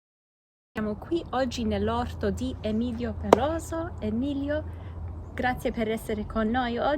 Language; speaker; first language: Italian; early bilingual, heritage; Italian